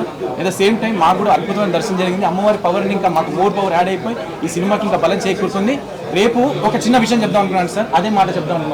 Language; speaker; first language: Telugu; native; Telugu